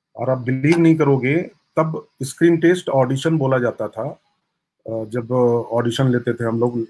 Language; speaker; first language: Hindi; native; Hindi